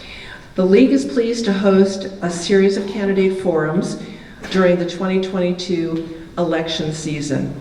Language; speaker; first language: English; native; English